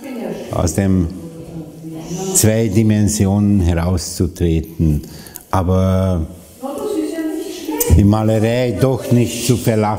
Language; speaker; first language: German; non-native, fluent; Hungarian